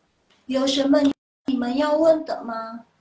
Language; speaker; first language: Chinese; non-native, fluent; Indonesian